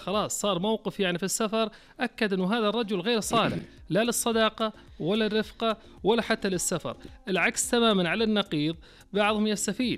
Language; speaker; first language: Arabic; native; Arabic